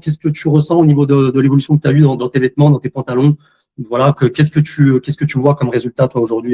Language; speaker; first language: French; native; French